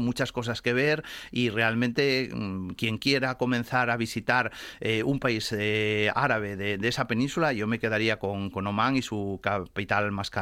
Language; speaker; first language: Spanish; native; Spanish